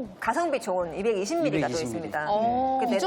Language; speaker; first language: Korean; native; Korean